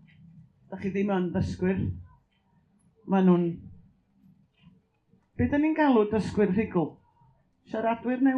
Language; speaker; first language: Welsh; native; Welsh